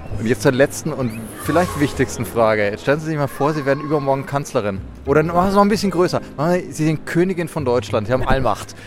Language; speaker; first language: German; native; German